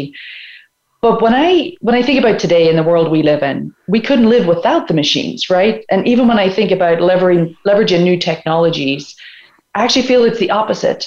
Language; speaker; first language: English; native; English